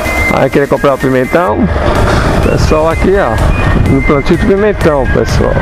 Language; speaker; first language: Portuguese; native; Portuguese